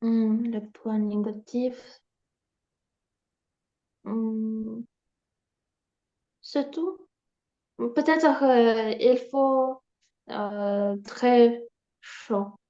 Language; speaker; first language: French; non-native, learner; Ukrainian